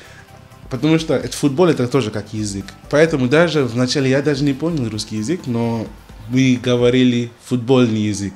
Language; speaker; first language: Russian; non-native, learner; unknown